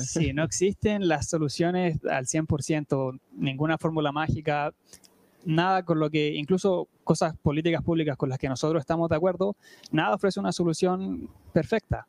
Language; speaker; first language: Spanish; native; Spanish